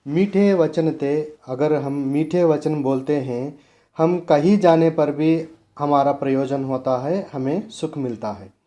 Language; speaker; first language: Hindi; non-native, local second language; Telugu